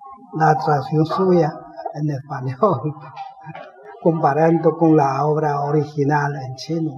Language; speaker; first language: Spanish; non-native, fluent; Chinese